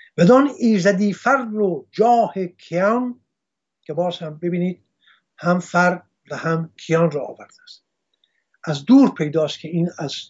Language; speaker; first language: Persian; non-native, local second language; Armenian